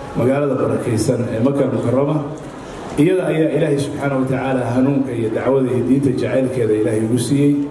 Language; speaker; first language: Somali; early bilingual, heritage; Somali